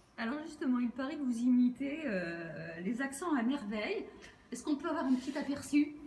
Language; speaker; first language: French; native; French